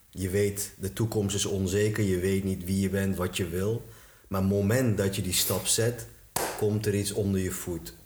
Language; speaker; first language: Dutch; early bilingual, other home language; Turkish